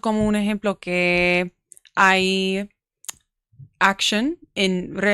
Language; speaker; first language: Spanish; non-native, learner; English